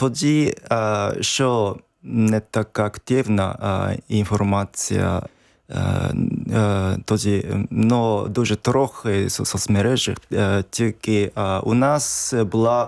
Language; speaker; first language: Ukrainian; non-native, fluent; Japanese